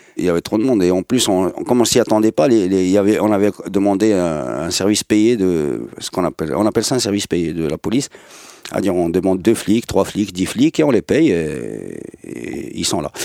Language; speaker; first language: French; non-native, local second language; Arabic